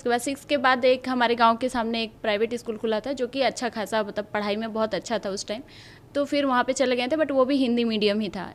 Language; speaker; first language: Hindi; native; Hindi